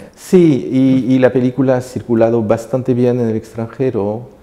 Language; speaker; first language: Spanish; non-native, fluent; French